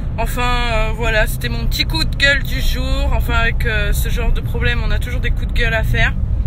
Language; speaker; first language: French; native; French